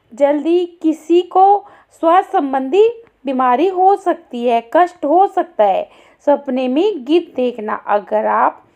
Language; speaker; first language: Hindi; native; Hindi